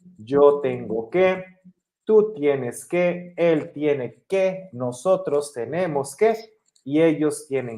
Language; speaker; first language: Spanish; non-native, fluent; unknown